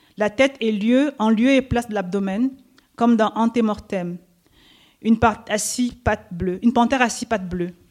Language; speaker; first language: French; native; French